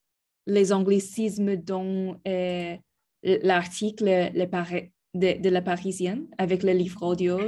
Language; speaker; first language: French; non-native, learner; Spanish